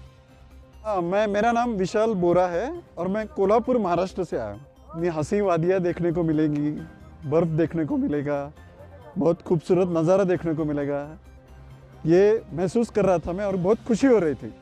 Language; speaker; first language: Hindi; non-native, local second language; Marathi